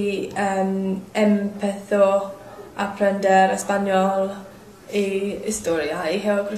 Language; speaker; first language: Spanish; non-native, learner; English